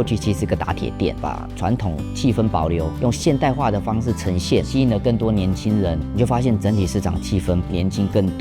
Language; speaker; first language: Chinese; native; Chinese